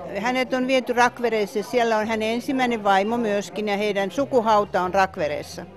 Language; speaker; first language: Finnish; non-native, fluent; Estonian